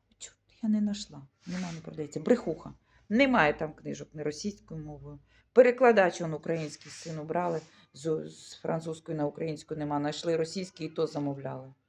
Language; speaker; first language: Ukrainian; non-native, local second language; Russian